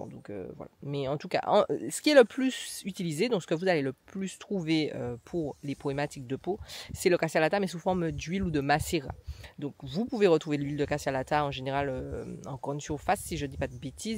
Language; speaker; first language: French; native; French